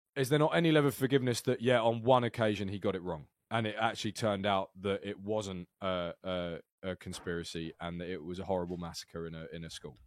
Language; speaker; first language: English; native; English